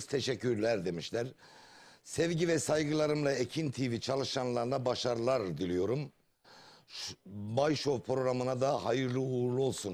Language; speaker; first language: Turkish; native; Turkish